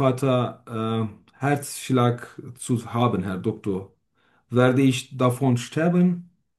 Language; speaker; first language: German; non-native, fluent; Turkish